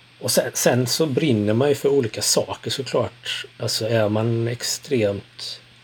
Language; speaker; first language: Swedish; early bilingual, other home language; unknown